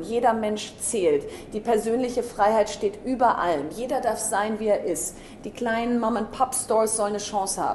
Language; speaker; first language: German; native; German